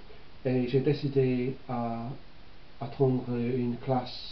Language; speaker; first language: French; non-native, learner; English